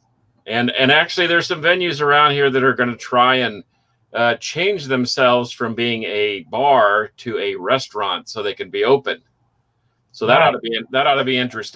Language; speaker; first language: English; native; English